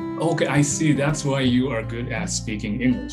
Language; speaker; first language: English; non-native, fluent; Japanese